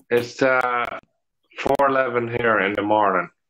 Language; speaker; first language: English; native; English